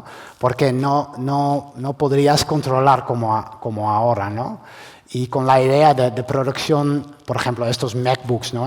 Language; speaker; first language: Spanish; non-native, fluent; Dutch